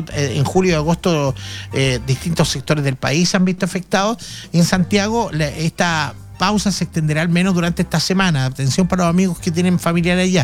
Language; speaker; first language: Spanish; native; Spanish